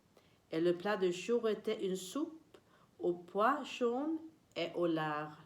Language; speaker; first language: French; non-native, learner; Swedish